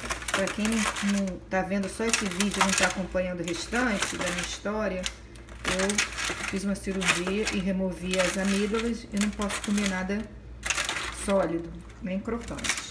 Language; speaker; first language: Portuguese; native; Portuguese